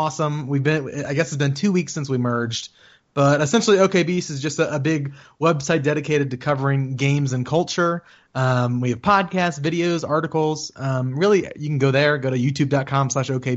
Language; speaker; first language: English; native; English